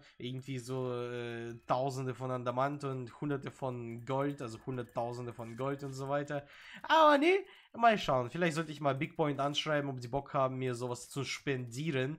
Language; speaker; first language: German; native; German